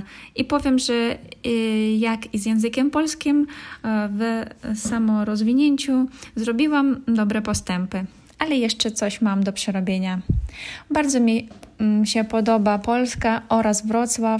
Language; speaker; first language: Polish; non-native, fluent; Russian